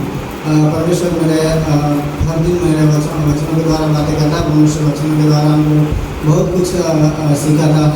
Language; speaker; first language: Hindi; non-native, local second language; Gujarati